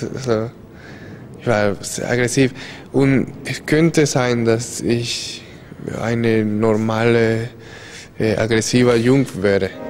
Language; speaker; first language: German; non-native, fluent; Spanish